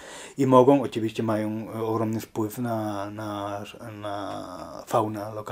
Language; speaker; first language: Polish; non-native, learner; Spanish